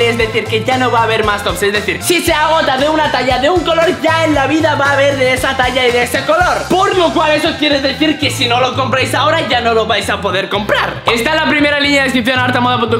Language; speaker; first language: Spanish; native; Spanish